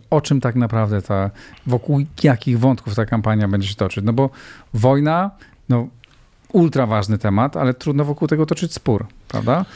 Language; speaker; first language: Polish; native; Polish